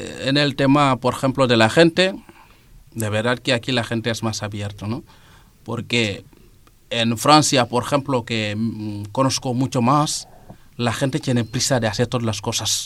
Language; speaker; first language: Spanish; non-native, fluent; Serer